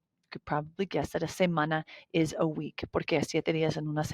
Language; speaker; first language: Spanish; non-native, fluent; English